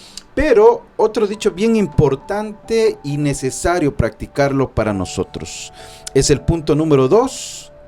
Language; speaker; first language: Spanish; native; Spanish